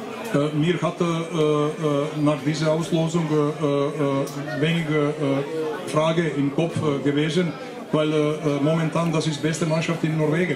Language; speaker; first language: German; non-native, fluent; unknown